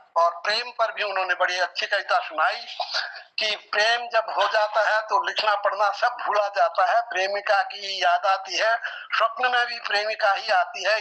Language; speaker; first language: Hindi; non-native, local second language; Nepali